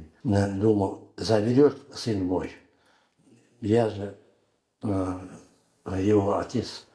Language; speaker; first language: Russian; non-native, learner; Uzbek